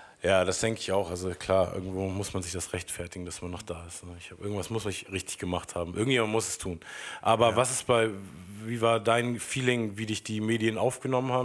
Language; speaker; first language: German; native; German